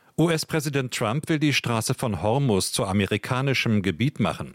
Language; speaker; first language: German; native; German